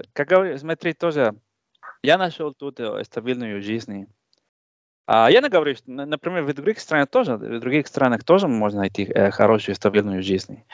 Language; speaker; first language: Russian; non-native, learner; Spanish